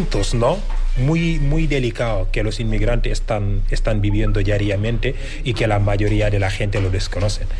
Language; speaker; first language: Spanish; non-native, fluent; Wolof